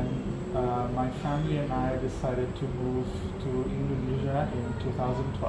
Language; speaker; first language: English; non-native, fluent; Italian